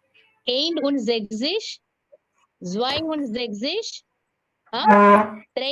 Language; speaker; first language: German; non-native, fluent; Tamil